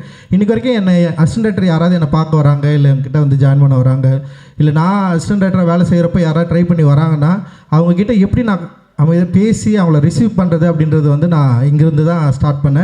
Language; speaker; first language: Tamil; native; Tamil